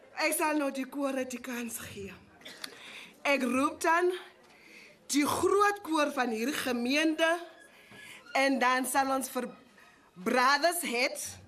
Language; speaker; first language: Afrikaans; non-native, local second language; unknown